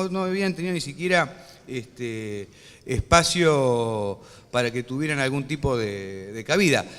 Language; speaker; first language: Spanish; native; Spanish